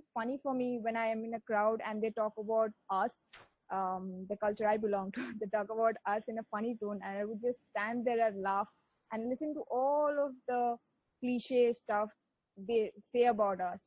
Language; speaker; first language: English; non-native, local second language; Bangla